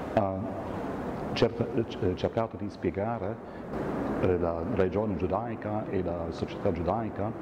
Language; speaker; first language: Italian; non-native, fluent; German